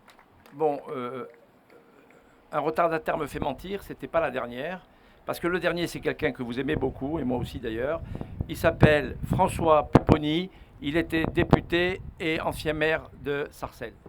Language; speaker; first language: French; native; French